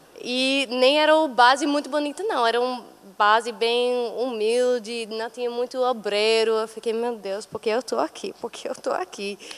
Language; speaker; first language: Portuguese; non-native, fluent; English